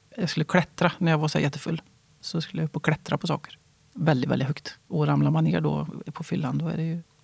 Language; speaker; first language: Swedish; native; Swedish